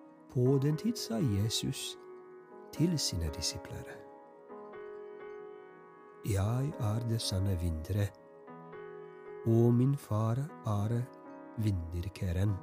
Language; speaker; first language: Norwegian; non-native, fluent; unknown